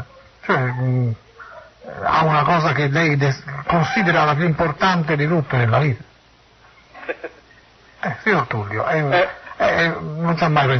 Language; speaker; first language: Italian; native; Italian